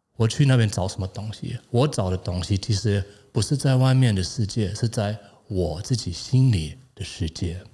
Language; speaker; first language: Chinese; non-native, fluent; German